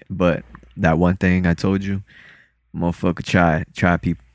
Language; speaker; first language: English; early bilingual, other home language; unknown